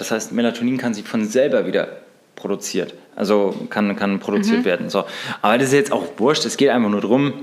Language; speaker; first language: German; native; German